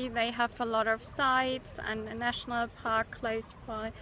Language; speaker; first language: English; non-native, fluent; German